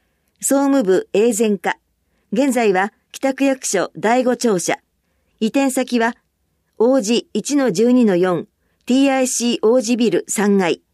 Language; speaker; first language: Japanese; native; Japanese